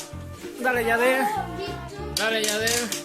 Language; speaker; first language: Spanish; native; Spanish